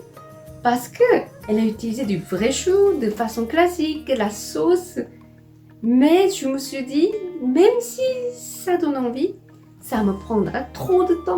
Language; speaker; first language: French; non-native, fluent; Korean